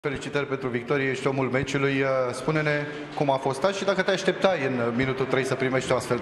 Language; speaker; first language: Romanian; native; Romanian